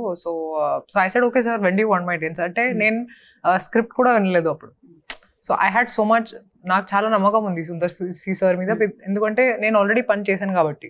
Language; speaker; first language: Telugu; non-native, fluent; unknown